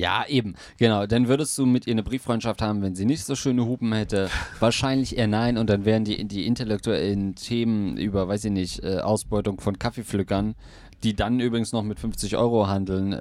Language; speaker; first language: German; native; German